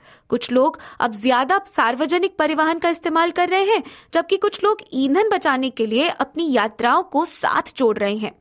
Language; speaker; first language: Hindi; native; Hindi